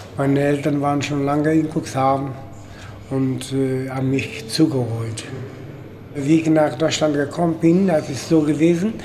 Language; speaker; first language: German; early bilingual, other home language; Portuguese